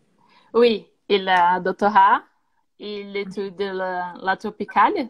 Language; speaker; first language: French; non-native, learner; Portuguese